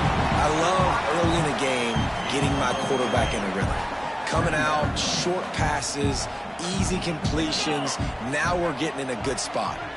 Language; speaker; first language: English; native; English